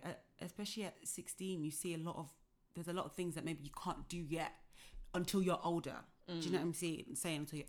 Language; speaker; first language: English; native; English